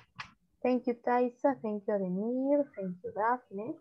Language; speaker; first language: English; non-native, learner; Spanish